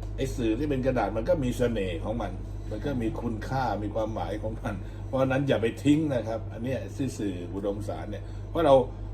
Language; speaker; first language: Thai; native; Thai